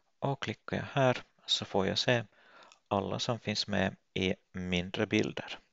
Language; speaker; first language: Swedish; native; Swedish